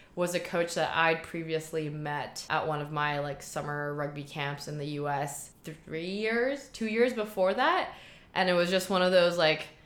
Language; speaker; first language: English; early bilingual, heritage; Chinese